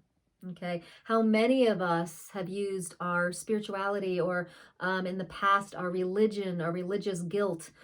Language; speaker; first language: English; native; English